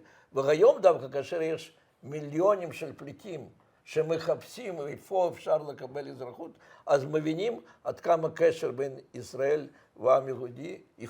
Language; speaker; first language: Hebrew; non-native, fluent; Russian